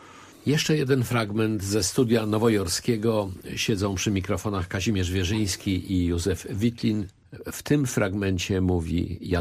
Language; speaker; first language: Polish; native; Polish